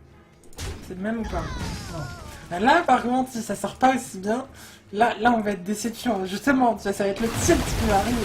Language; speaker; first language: French; native; French